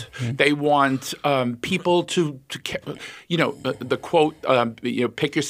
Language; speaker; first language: English; native; English